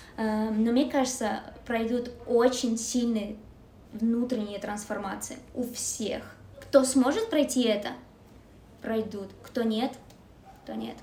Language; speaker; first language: Russian; native; Russian